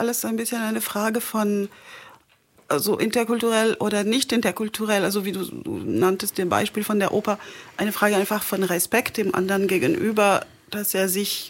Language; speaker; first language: German; non-native, fluent; French